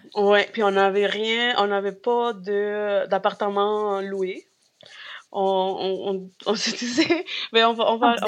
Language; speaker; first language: French; non-native, fluent; Spanish